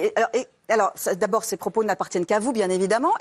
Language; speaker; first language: French; native; French